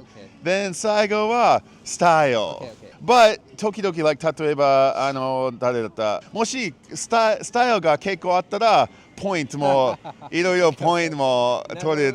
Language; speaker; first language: Japanese; non-native, learner; English